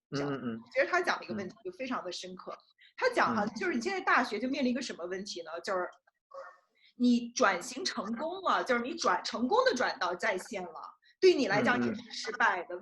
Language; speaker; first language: Chinese; native; Chinese